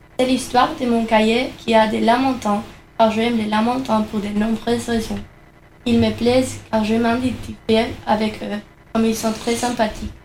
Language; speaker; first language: French; non-native, learner; Spanish